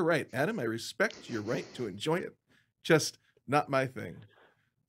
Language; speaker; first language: English; native; English